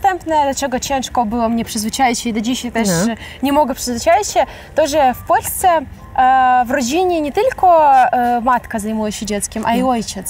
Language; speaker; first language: Polish; non-native, fluent; Ukrainian